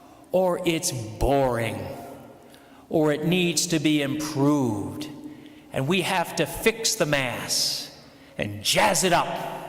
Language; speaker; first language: English; native; English